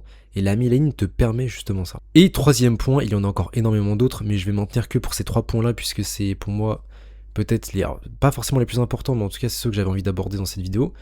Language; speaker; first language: French; native; French